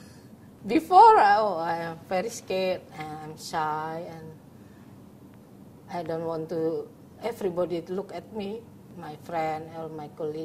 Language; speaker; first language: English; non-native, learner; Indonesian